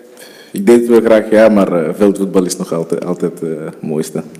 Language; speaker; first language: Dutch; early bilingual, other home language; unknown